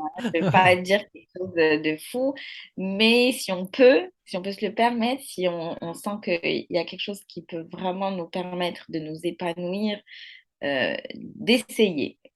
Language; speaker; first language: French; non-native, local second language; Arabic